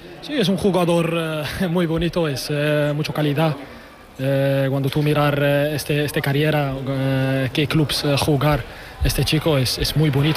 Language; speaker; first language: Spanish; non-native, learner; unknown